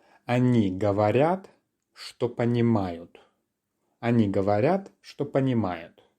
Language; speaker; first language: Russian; non-native, fluent; English